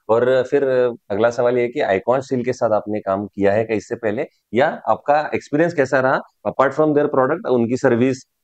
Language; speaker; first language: Hindi; non-native, local second language; Marathi